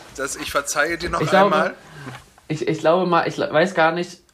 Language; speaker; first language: German; native; German